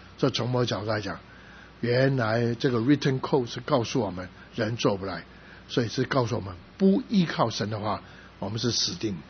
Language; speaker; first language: Chinese; non-native, local second language; Cantonese